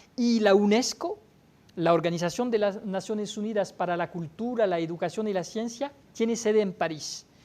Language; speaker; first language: Spanish; non-native, fluent; French